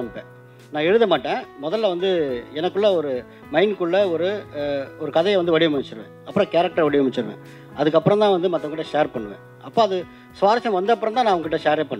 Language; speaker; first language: Tamil; native; Tamil